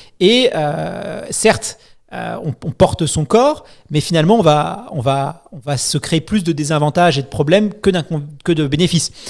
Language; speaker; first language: French; native; French